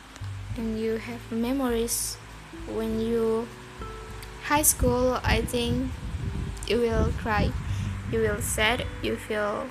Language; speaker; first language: English; non-native, learner; Indonesian